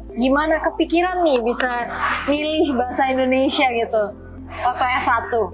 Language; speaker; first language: Indonesian; native; Indonesian